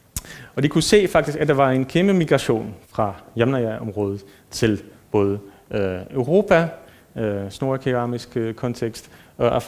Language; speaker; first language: Danish; non-native, fluent; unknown